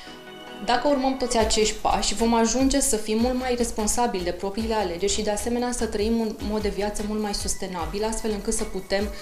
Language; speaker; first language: Romanian; native; Romanian